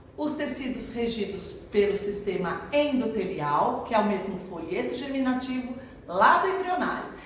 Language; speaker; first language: Portuguese; native; Portuguese